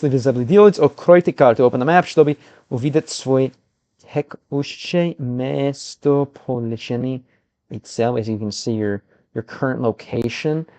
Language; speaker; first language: Russian; non-native, learner; English